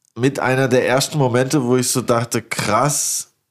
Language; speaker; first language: German; native; German